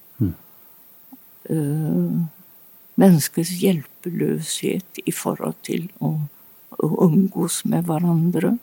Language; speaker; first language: Swedish; native; Swedish